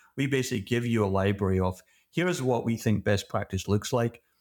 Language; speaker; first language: English; native; English